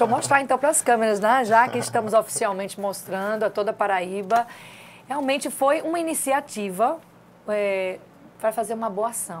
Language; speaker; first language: Portuguese; native; Portuguese